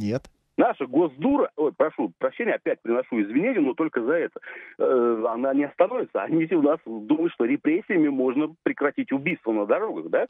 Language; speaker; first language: Russian; native; Russian